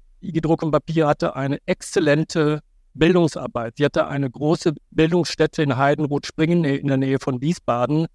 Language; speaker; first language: German; native; German